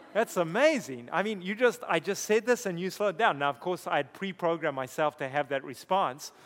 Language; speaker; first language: English; native; English